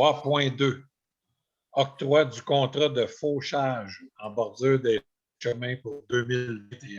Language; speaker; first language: French; native; French